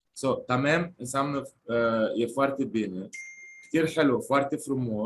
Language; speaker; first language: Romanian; non-native, fluent; Arabic